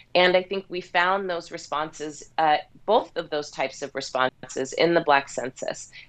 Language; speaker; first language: English; native; English